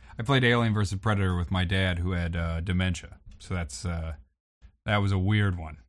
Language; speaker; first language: English; native; English